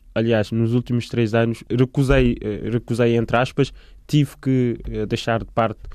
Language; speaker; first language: Portuguese; non-native, fluent; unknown